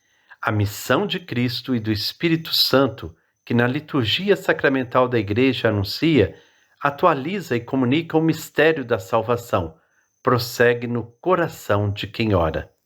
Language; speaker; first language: Portuguese; native; Portuguese